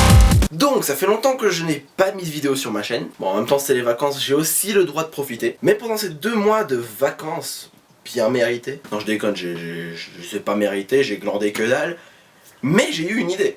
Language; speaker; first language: French; native; French